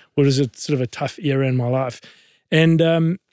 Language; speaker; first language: English; native; English